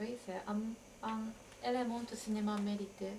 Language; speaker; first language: French; non-native, fluent; Japanese